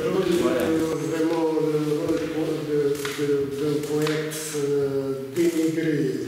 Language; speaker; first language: French; non-native, fluent; Russian